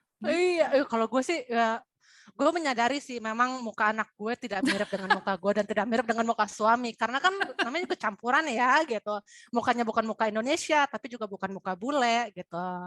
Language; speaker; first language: Indonesian; native; Indonesian